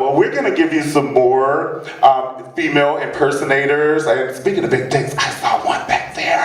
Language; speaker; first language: English; native; English